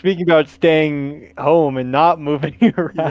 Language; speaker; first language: English; native; English